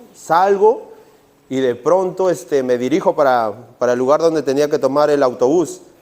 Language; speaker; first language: Spanish; native; Spanish